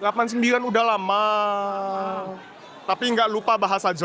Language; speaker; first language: Indonesian; native; Indonesian